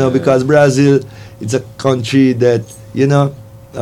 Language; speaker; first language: English; non-native, fluent; Portuguese